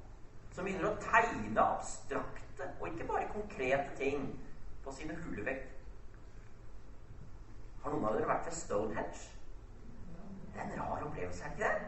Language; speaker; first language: Norwegian; native; Norwegian